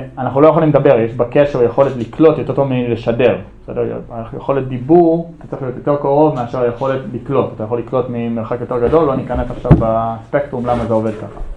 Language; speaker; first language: Hebrew; early bilingual, other home language; English